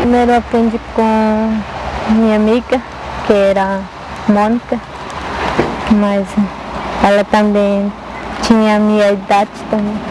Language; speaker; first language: Portuguese; non-native, local second language; Guarani